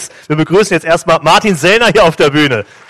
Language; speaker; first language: German; native; German